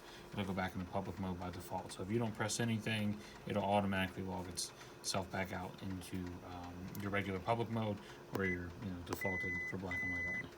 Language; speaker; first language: English; native; English